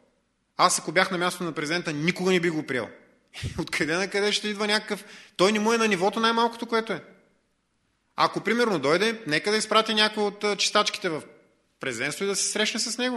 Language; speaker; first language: Bulgarian; native; Bulgarian